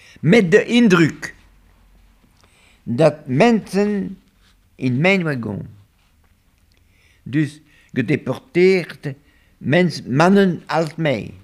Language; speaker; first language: Dutch; non-native, local second language; French